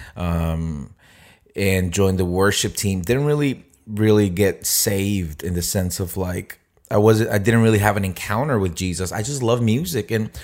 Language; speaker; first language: English; non-native, fluent; Spanish